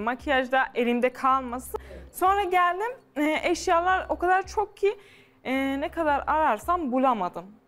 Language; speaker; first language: Turkish; non-native, fluent; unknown